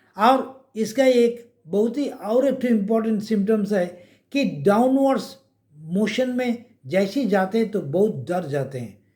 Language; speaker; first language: Hindi; non-native, local second language; Bangla